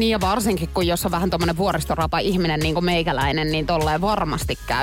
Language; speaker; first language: Finnish; native; Finnish